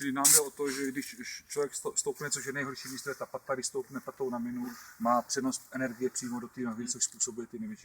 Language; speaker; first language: Czech; native; Czech